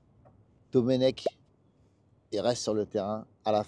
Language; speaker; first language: French; native; French